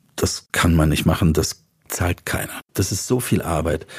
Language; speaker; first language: German; native; German